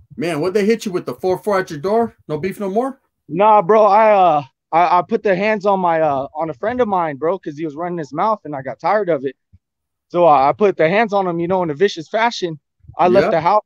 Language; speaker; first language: English; native; English